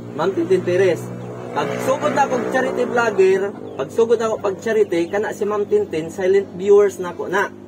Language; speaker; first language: Cebuano; native; Cebuano